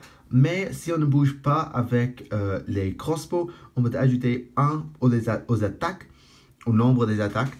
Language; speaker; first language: French; non-native, fluent; English